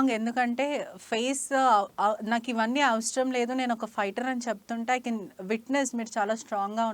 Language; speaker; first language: Telugu; native; Telugu